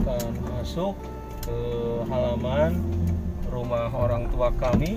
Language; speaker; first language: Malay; non-native, local second language; Sundanese